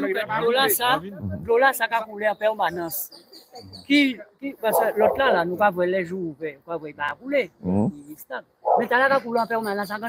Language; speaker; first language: French; non-native, local second language; Guadeloupean Creole French